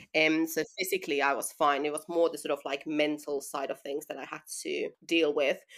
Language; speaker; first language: English; non-native, fluent; Finnish